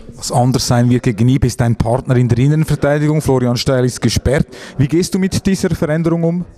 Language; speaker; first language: German; native; German